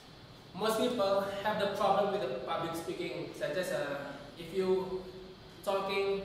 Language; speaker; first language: English; non-native, learner; Indonesian